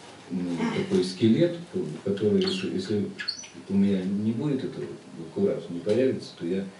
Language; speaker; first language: Russian; native; Russian